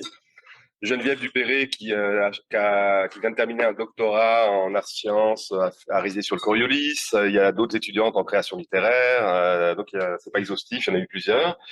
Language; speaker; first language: French; native; French